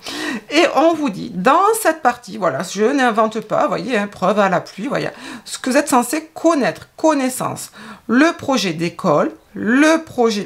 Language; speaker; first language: French; native; French